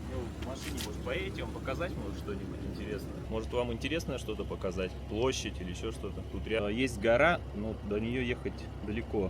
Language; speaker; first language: Russian; native; Russian